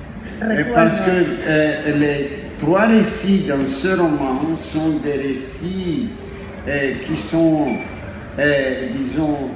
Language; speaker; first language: French; non-native, fluent; Greek